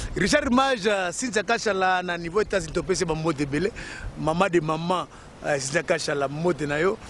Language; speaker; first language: French; non-native, local second language; Lingala